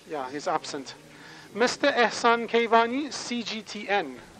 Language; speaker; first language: English; non-native, fluent; Persian